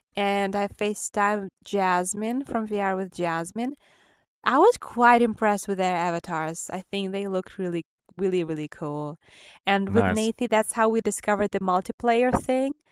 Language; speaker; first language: English; non-native, fluent; Ukrainian